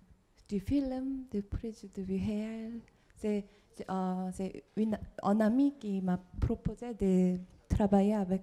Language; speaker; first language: French; non-native, fluent; Korean